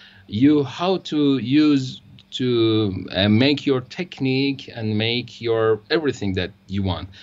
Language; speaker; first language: English; non-native, learner; Persian